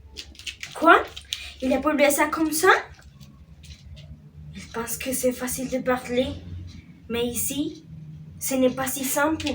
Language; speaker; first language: French; non-native, learner; Spanish